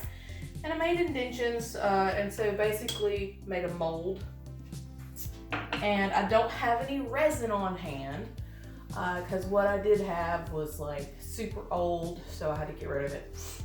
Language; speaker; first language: English; native; English